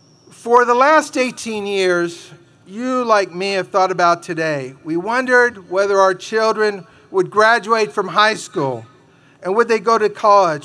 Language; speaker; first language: English; early bilingual, other home language; Spanish